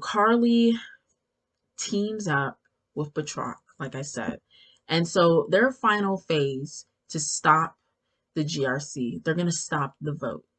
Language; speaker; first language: English; native; English